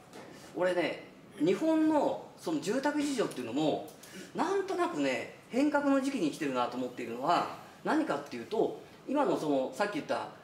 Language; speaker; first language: Japanese; native; Japanese